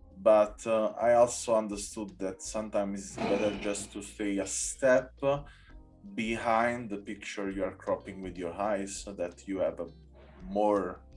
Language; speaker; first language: English; non-native, learner; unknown